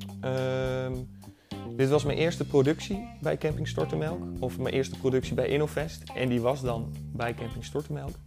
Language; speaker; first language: Dutch; native; Dutch